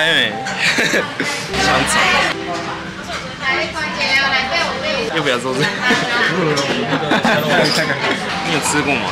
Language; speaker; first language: Chinese; non-native, fluent; Japanese